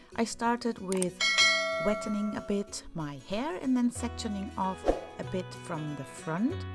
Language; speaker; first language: English; non-native, fluent; German